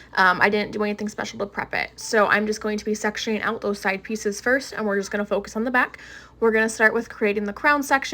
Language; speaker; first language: English; native; English